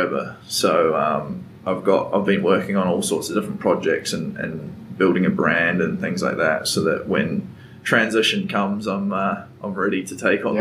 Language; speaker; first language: English; native; English